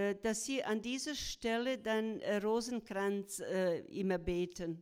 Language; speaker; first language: German; non-native, fluent; Croatian